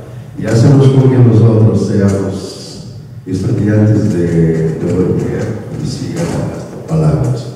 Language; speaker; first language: Spanish; non-native, learner; Korean